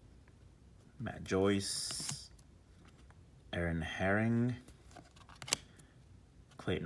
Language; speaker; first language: English; native; English